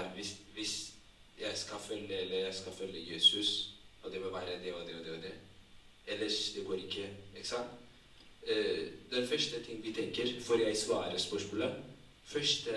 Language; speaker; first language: Norwegian; non-native, fluent; Tigrinya